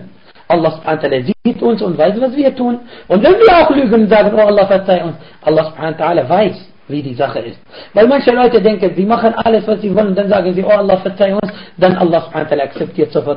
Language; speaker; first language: German; non-native, fluent; Arabic